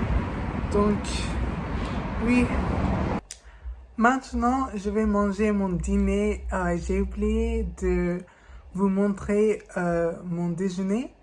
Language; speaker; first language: French; non-native, learner; English